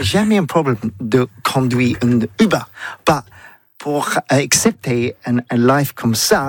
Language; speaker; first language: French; non-native, learner; English